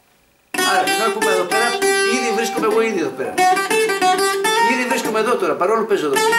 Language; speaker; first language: Greek; native; Greek